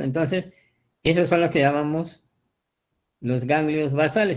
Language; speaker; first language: Spanish; native; Spanish